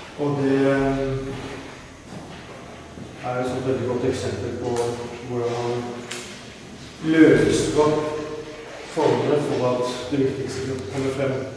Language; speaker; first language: Norwegian; native; Norwegian